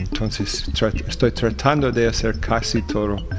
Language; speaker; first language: Spanish; non-native, fluent; English